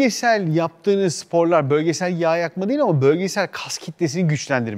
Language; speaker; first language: Turkish; native; Turkish